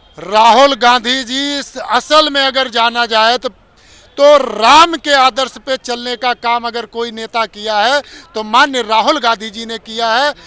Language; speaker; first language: Hindi; native; Hindi